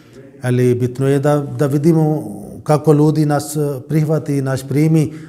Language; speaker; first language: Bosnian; non-native, learner; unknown